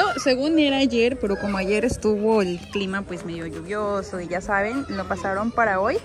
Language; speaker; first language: Spanish; native; Spanish